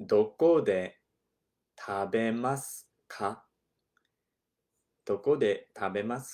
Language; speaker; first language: Japanese; non-native, fluent; English